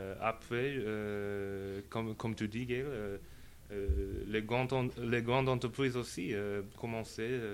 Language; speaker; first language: French; non-native, learner; English